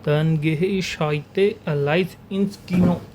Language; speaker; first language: German; non-native, learner; Hindi